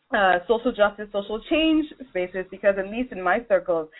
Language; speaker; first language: English; non-native, local second language; Yoruba